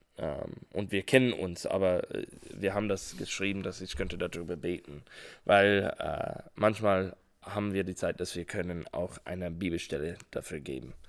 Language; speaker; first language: German; non-native, fluent; English